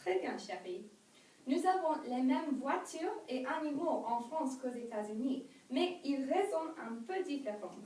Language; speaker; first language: French; non-native, learner; English